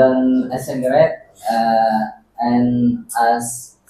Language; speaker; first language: English; non-native, learner; Indonesian